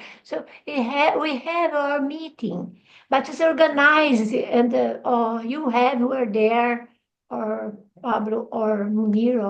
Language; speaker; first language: English; non-native, learner; Portuguese